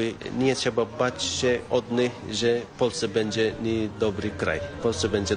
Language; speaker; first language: Polish; non-native, learner; Turkish